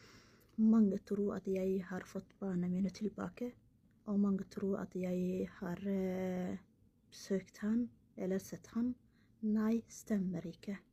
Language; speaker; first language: Norwegian; non-native, learner; Somali